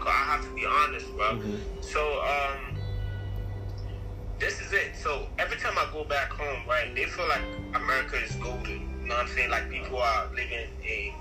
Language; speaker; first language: English; non-native, local second language; Akan